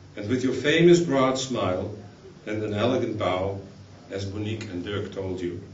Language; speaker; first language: English; non-native, fluent; Dutch